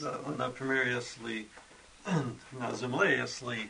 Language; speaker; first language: Russian; non-native, fluent; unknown